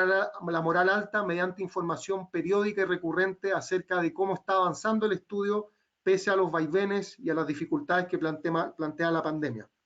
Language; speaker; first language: Spanish; native; Spanish